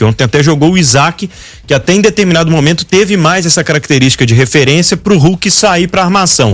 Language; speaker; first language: Portuguese; native; Portuguese